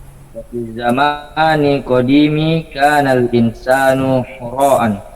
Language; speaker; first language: Arabic; non-native, learner; Indonesian